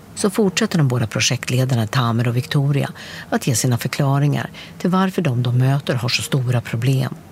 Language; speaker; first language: Swedish; native; Swedish